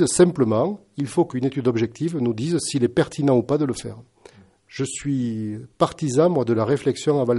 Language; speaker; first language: French; native; French